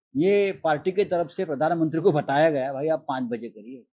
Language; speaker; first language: Hindi; non-native, local second language; Marathi